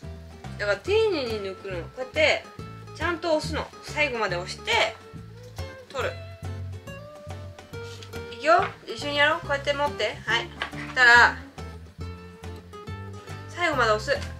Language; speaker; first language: Japanese; native; Japanese